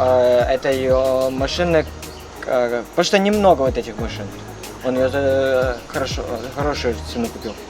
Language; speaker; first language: Russian; early bilingual, heritage; Russian